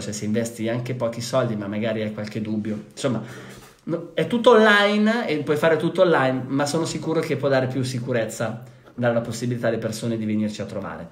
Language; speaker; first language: Italian; native; Italian